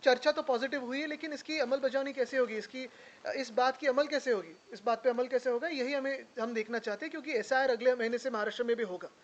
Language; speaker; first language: Hindi; non-native, local second language; Marathi